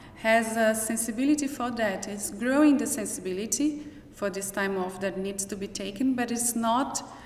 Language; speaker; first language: English; non-native, fluent; Portuguese